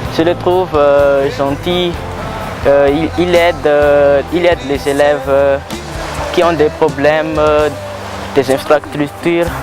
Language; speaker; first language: French; non-native, local second language; Malagasy